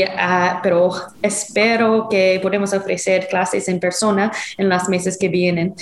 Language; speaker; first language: Spanish; non-native, fluent; English